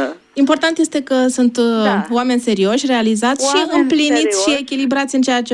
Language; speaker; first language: Romanian; native; Romanian